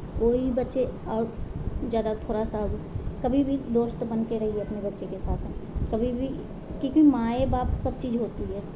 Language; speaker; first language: Hindi; native; Hindi